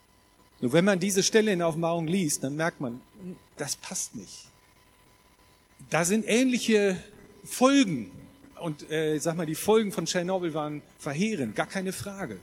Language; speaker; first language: German; native; German